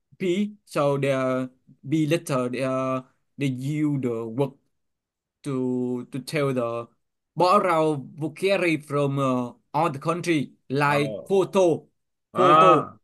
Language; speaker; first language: English; non-native, learner; Vietnamese